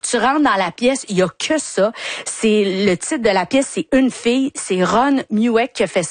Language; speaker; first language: French; native; French